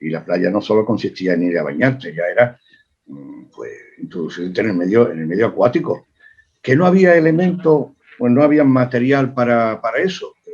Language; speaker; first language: Spanish; native; Spanish